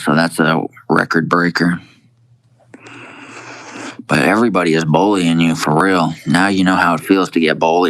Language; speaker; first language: English; native; English